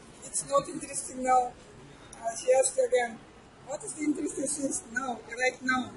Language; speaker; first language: English; non-native, learner; Russian